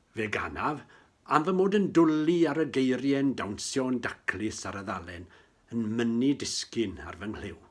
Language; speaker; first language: Welsh; native; Welsh